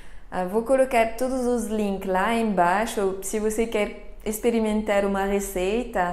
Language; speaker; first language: Portuguese; non-native, fluent; French